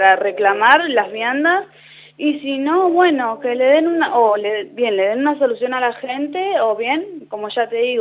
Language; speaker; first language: Spanish; native; Spanish